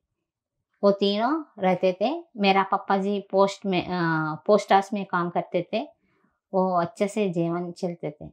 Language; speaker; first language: Hindi; non-native, local second language; Telugu